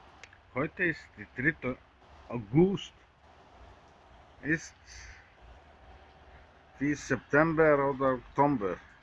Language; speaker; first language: German; non-native, learner; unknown